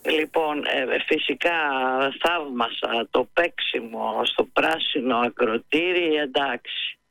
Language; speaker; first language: Greek; native; Greek